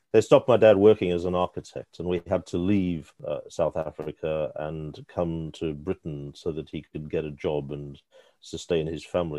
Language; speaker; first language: English; native; English